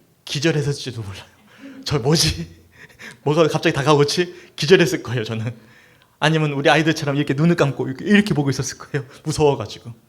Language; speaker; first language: Korean; native; Korean